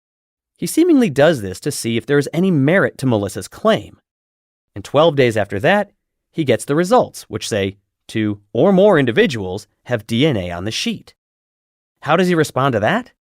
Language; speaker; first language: English; native; English